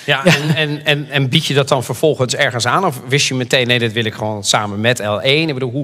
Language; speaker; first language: Dutch; native; Dutch